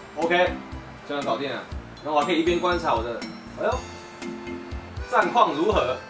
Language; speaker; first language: Chinese; native; Chinese